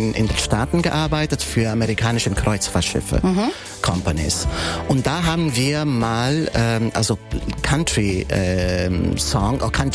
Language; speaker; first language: German; non-native, fluent; Italian